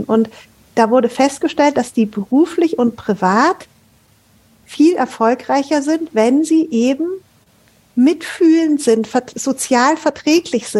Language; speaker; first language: German; native; German